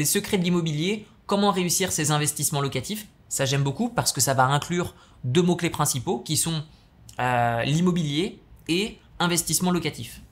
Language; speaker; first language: French; native; French